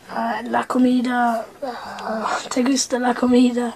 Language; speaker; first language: Spanish; non-native, learner; English